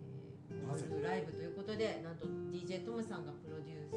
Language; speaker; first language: Japanese; native; Japanese